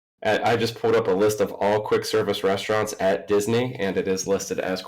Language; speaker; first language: English; native; English